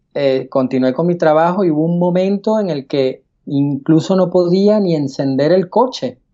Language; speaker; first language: Spanish; native; Spanish